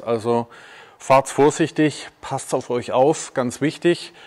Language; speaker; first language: German; native; German